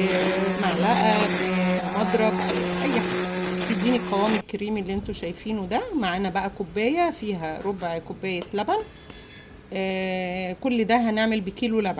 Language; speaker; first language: Arabic; native; Arabic